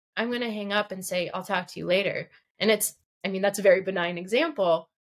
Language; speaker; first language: English; early bilingual, other home language; Russian